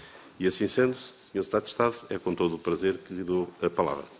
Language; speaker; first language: Portuguese; native; Portuguese